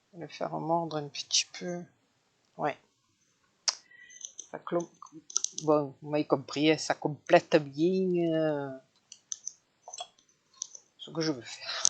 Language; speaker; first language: French; native; French